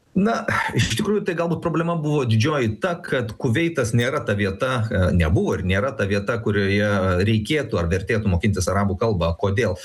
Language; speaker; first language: Lithuanian; native; Lithuanian